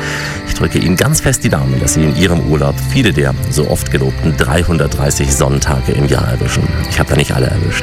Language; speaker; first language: German; native; German